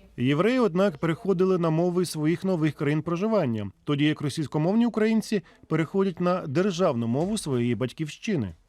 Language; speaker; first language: Ukrainian; native; Ukrainian